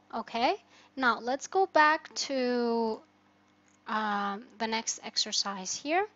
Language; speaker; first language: English; non-native, fluent; Albanian